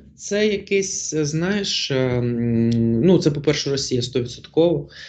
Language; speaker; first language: Ukrainian; non-native, local second language; Russian